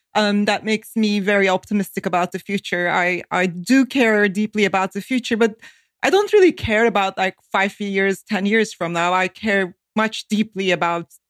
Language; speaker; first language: English; non-native, fluent; Turkish